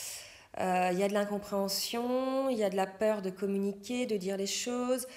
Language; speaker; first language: French; native; French